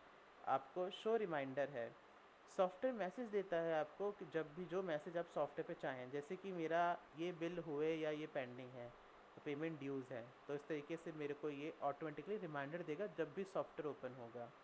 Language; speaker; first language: Hindi; native; Hindi